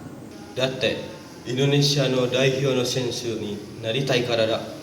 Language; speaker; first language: Japanese; non-native, learner; Indonesian